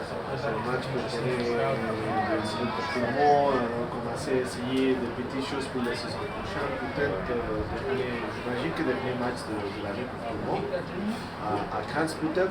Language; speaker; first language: French; non-native, fluent; English